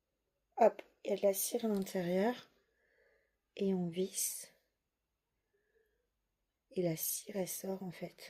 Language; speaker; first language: French; native; French